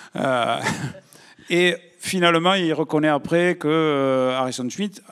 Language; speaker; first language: French; native; French